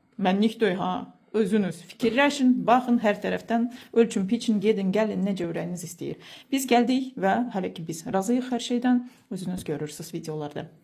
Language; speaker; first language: Azerbaijani; non-native, fluent; Russian